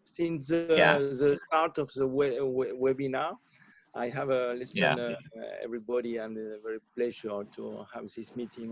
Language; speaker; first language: English; non-native, learner; French